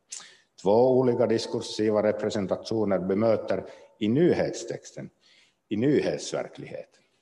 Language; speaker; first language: Swedish; non-native, local second language; Finnish